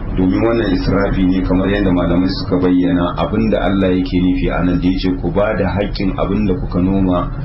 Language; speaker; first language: Hausa; native; Hausa